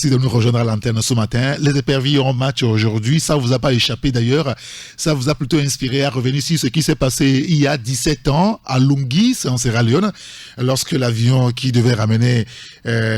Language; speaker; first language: French; native; French